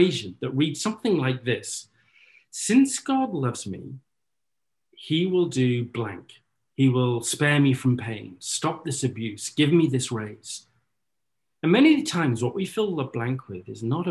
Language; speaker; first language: English; native; English